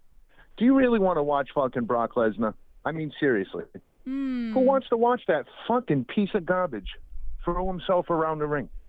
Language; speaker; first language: English; native; English